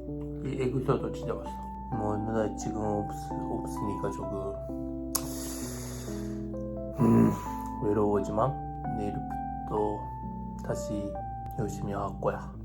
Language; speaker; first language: Korean; non-native, learner; Japanese